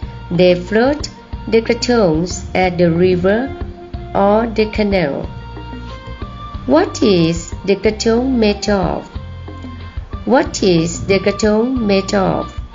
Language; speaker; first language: English; non-native, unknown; Thai